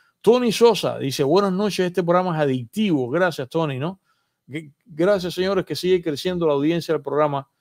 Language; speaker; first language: Spanish; native; Spanish